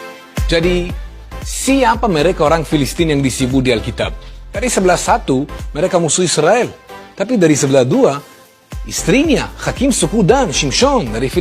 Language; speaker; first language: Indonesian; non-native, fluent; Hebrew